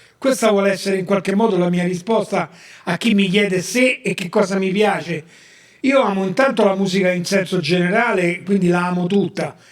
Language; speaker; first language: Italian; native; Italian